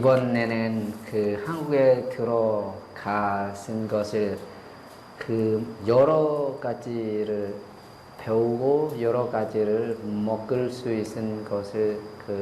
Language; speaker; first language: Korean; non-native, learner; Lao